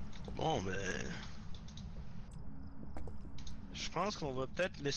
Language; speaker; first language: French; native; French